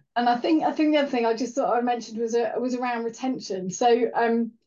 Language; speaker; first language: English; native; English